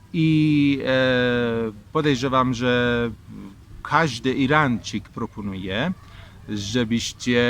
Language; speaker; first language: Polish; non-native, fluent; Persian